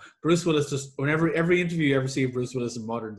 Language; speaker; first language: English; native; English